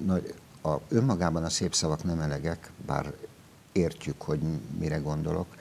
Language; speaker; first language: Hungarian; native; Hungarian